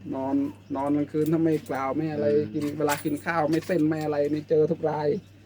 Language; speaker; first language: Thai; non-native, local second language; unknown